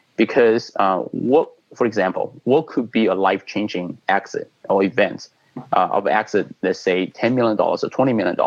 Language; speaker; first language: English; non-native, fluent; Chinese